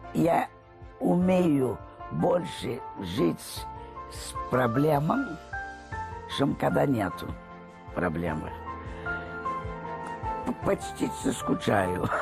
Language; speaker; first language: Russian; early bilingual, heritage; Russian